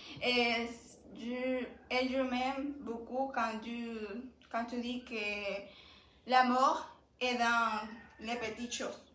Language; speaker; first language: French; non-native, learner; Spanish